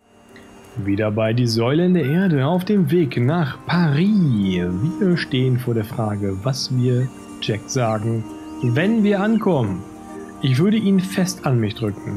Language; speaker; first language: German; native; German